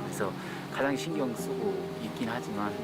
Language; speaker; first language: Korean; native; Korean